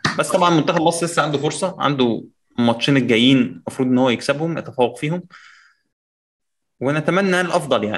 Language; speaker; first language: Arabic; native; Arabic